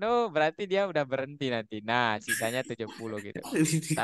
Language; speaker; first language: Indonesian; native; Indonesian